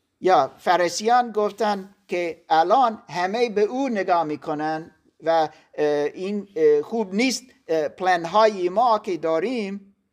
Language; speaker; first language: Persian; non-native, learner; German